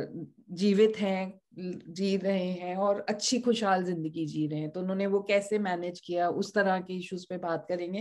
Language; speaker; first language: Hindi; native; Hindi